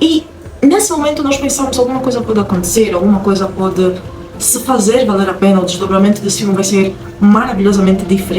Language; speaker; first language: Portuguese; native; Portuguese